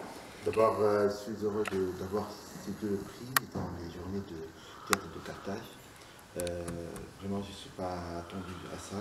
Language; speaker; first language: French; non-native, local second language; Arabic